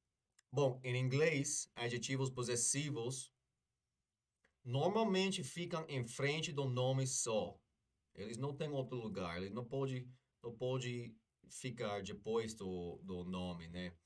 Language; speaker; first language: Portuguese; non-native, fluent; English